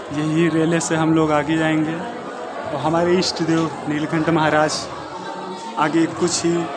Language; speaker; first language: Hindi; native; Hindi